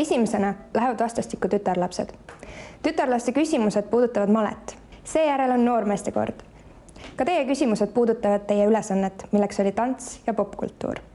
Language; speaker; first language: Estonian; native; Estonian